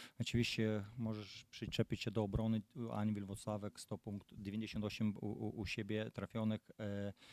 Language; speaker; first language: Polish; non-native, fluent; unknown